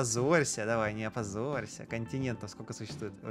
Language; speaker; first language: Russian; native; Russian